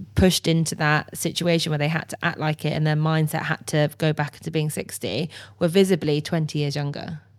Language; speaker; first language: English; native; English